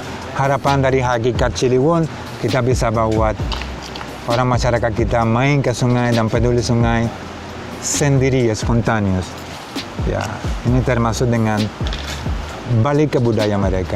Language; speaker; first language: Indonesian; non-native, fluent; Spanish